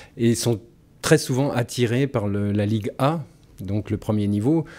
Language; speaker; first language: French; native; French